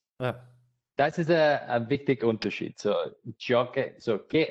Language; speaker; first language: German; non-native, learner; English